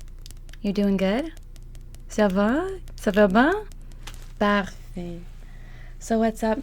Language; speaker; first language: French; non-native, learner; English